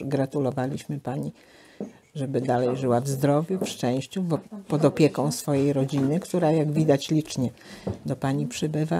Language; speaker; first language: Polish; native; Polish